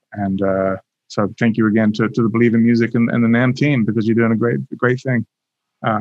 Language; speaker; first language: English; native; English